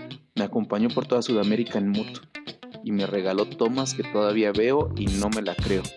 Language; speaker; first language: Spanish; native; Spanish